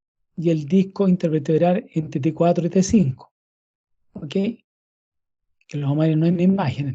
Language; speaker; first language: Spanish; native; Spanish